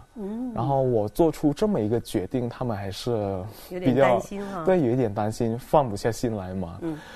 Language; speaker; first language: Chinese; non-native, fluent; Indonesian